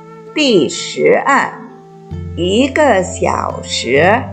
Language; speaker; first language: Chinese; non-native, fluent; Indonesian